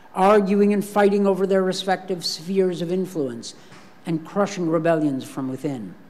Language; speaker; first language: English; native; English